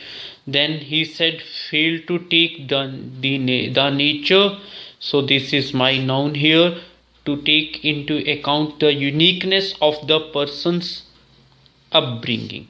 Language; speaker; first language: English; non-native, local second language; Hindi